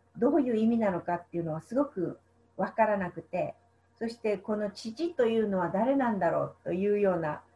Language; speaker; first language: Japanese; native; Japanese